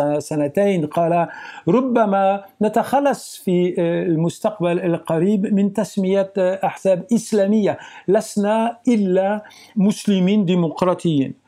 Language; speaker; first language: Arabic; non-native, fluent; French